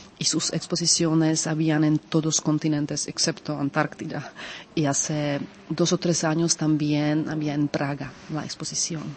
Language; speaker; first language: Spanish; non-native, fluent; Czech